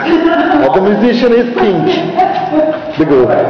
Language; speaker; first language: English; non-native, fluent; Turkish